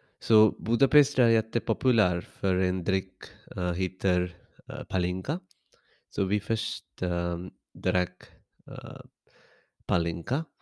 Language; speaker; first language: Swedish; non-native, learner; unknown